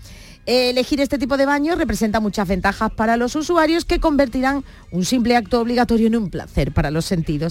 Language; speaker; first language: Spanish; native; Spanish